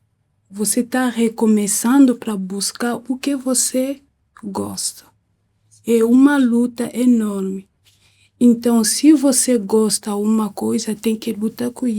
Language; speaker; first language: Portuguese; non-native, fluent; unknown